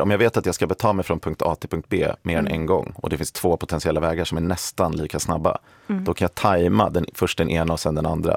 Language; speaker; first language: Swedish; native; Swedish